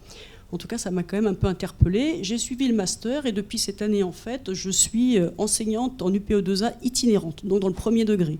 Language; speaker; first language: French; native; French